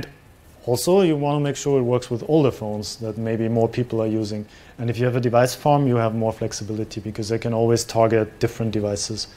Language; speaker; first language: English; non-native, fluent; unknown